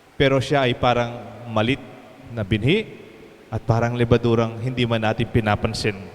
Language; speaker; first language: Filipino; non-native, local second language; Pampanga